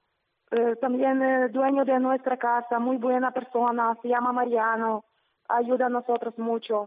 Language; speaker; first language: Spanish; non-native, learner; Ukrainian